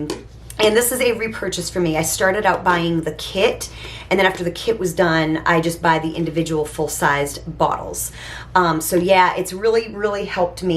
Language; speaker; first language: English; native; English